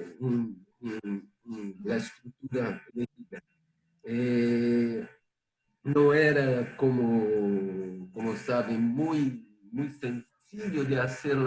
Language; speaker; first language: Spanish; non-native, fluent; Portuguese